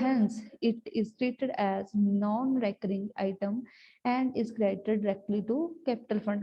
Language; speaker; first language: English; non-native, local second language; Punjabi